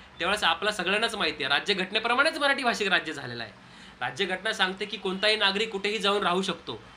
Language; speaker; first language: Marathi; native; Marathi